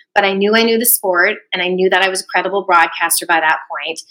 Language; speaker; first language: English; native; English